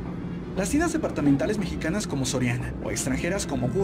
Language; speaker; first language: Spanish; native; Spanish